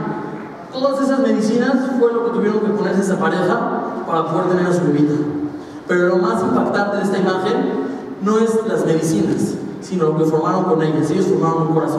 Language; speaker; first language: Spanish; native; Spanish